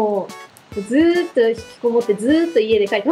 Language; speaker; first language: Japanese; native; Japanese